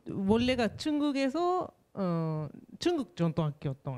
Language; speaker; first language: Korean; non-native, fluent; Japanese